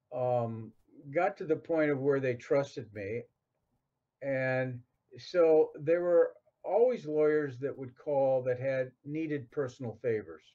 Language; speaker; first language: English; native; English